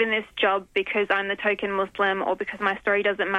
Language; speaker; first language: English; native; English